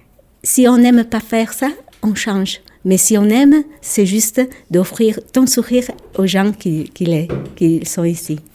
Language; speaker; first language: French; non-native, local second language; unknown